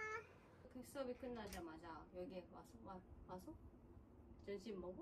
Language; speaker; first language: Korean; non-native, learner; Burmese